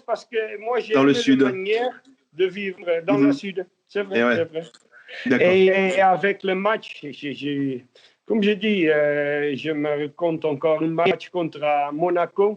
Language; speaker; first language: French; non-native, learner; Dutch